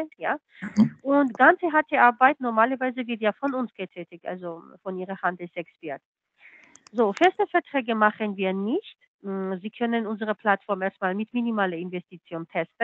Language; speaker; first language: German; non-native, fluent; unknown